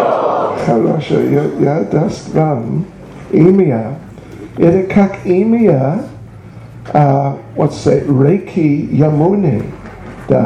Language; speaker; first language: Russian; non-native, learner; English